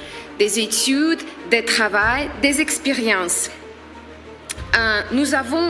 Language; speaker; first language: French; non-native, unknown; Ukrainian